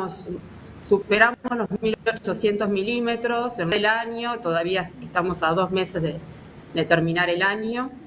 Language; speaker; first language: Spanish; native; Spanish